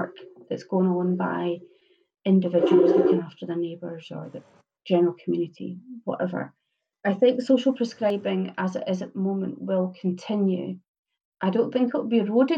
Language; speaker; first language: English; native; English